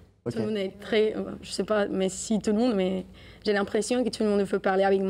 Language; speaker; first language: French; non-native, learner; Spanish